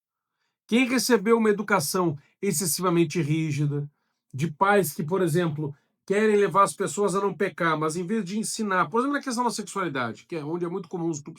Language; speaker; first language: Portuguese; native; Portuguese